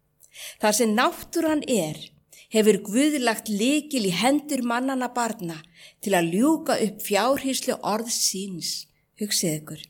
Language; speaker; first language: Icelandic; native; Icelandic